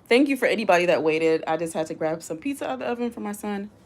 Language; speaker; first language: English; native; English